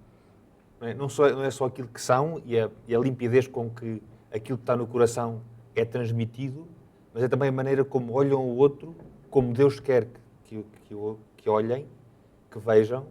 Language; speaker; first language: Portuguese; native; Portuguese